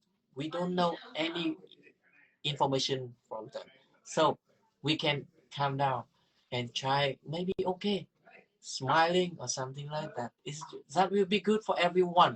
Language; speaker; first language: English; non-native, learner; Vietnamese